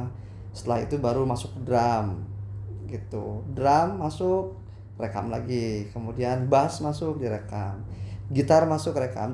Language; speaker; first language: Indonesian; native; Indonesian